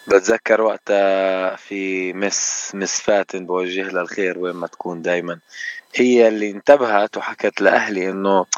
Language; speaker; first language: Arabic; native; Arabic